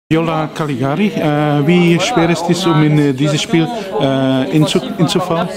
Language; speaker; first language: German; non-native, learner; Dutch